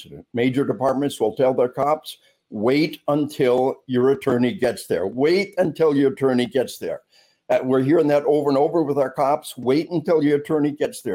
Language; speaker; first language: English; native; English